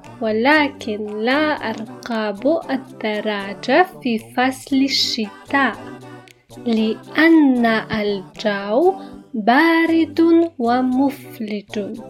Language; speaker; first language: Arabic; non-native, fluent; Polish